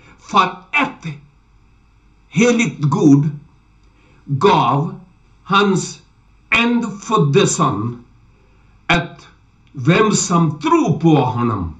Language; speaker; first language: Swedish; non-native, learner; Urdu